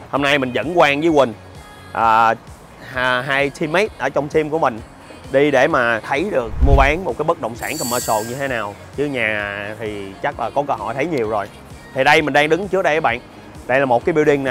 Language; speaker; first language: Vietnamese; early bilingual, heritage; Vietnamese